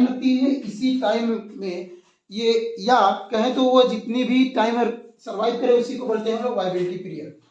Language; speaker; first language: Hindi; native; Hindi